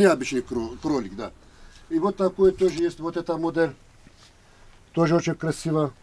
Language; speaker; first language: Russian; non-native, learner; Turkish